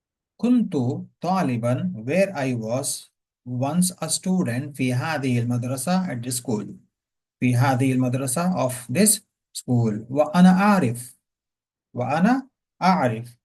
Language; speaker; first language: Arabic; non-native, fluent; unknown